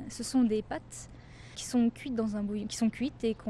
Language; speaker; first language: French; native; French